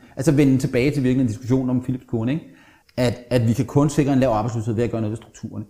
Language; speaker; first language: Danish; native; Danish